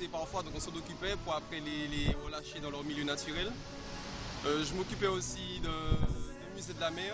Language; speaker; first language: French; native; French